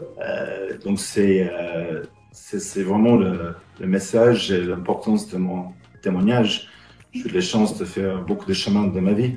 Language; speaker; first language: French; non-native, fluent; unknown